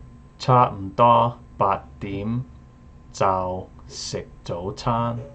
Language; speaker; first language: Cantonese; non-native, learner; English